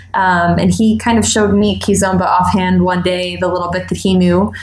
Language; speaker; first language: English; native; English